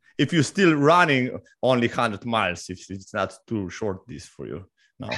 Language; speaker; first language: English; non-native, fluent; Slovenian